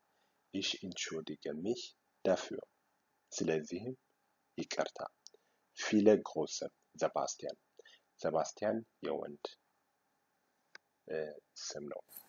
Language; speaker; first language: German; non-native, local second language; Amharic